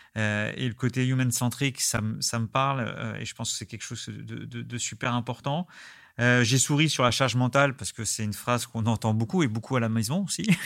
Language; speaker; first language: French; native; French